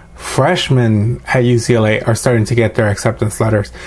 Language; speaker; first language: English; native; English